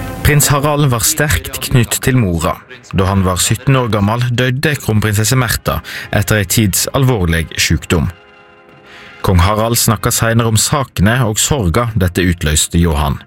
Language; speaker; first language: Norwegian; native; Norwegian